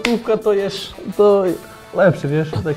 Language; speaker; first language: Polish; non-native, learner; Portuguese